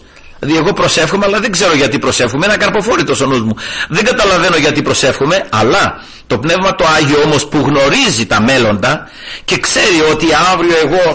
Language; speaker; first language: Greek; native; Greek